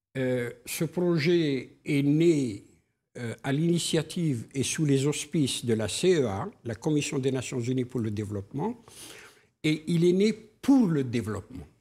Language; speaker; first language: French; non-native, local second language; Arabic